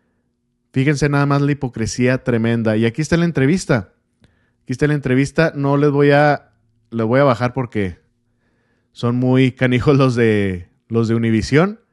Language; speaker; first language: Spanish; native; Spanish